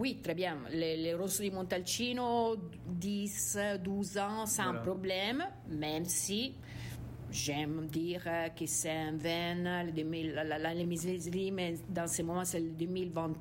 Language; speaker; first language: French; non-native, fluent; Italian